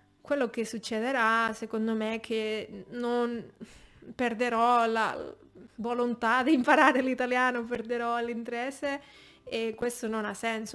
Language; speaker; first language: Italian; non-native, fluent; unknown